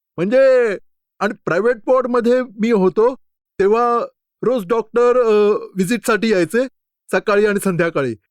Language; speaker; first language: Marathi; native; Marathi